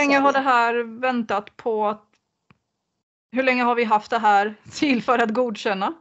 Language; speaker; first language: Swedish; native; Swedish